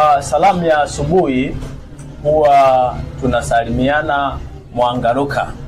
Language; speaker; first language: Swahili; non-native, local second language; Sukuma